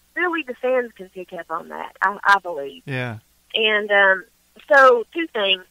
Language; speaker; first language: English; native; English